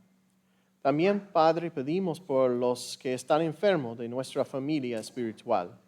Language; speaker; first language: Spanish; non-native, fluent; English